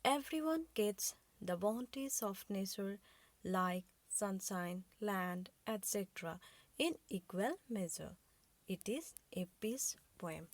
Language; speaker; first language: English; non-native, local second language; Assamese